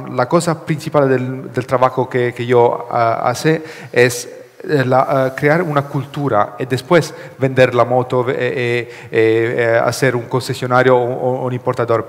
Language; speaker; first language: Spanish; non-native, learner; Italian